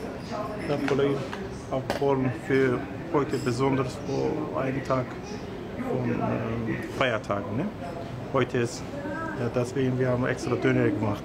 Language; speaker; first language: German; non-native, learner; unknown